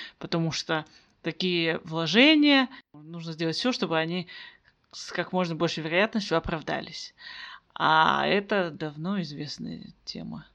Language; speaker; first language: Russian; native; Russian